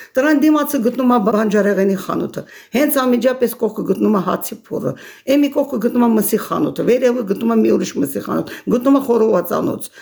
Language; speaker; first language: Armenian; native; Armenian